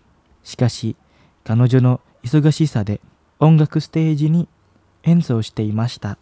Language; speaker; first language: Japanese; non-native, fluent; Indonesian